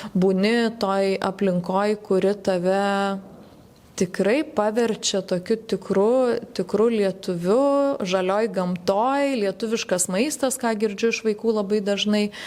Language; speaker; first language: Lithuanian; native; Lithuanian